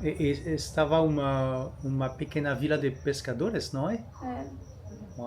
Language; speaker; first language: Portuguese; non-native, learner; French